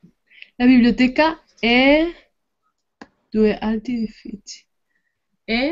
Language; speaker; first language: Italian; non-native, learner; Spanish